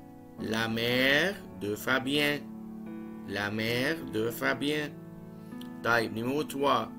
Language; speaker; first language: French; non-native, fluent; Arabic